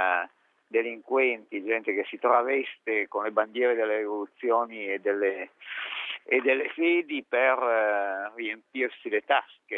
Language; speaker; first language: Italian; native; Italian